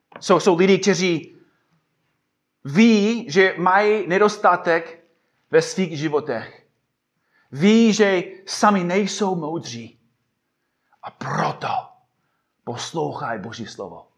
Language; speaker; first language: Czech; non-native, fluent; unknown